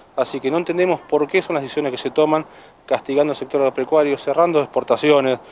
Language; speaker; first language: Spanish; native; Spanish